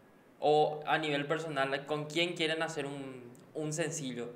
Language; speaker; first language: Spanish; native; Spanish